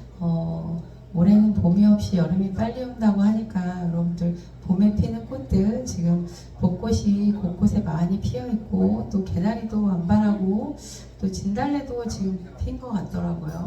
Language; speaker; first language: Korean; native; Korean